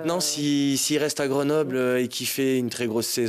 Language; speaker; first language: French; native; French